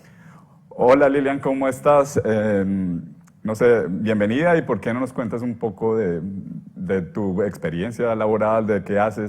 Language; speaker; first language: Spanish; native; Spanish